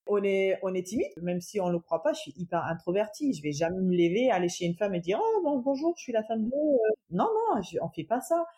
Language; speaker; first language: French; non-native, fluent; German